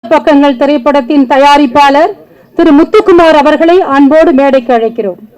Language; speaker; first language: Tamil; native; Tamil